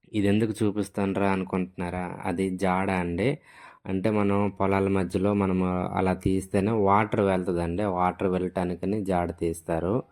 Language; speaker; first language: Telugu; non-native, local second language; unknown